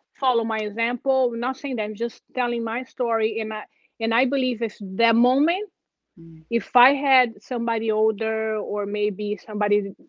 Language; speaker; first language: English; non-native, fluent; Portuguese